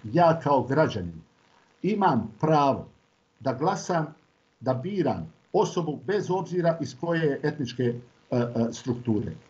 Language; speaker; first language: Croatian; native; Croatian